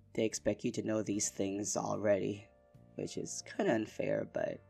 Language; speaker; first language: English; non-native, local second language; Filipino